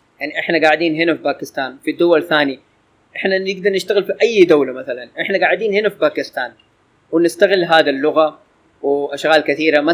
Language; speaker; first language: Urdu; early bilingual, heritage; Urdu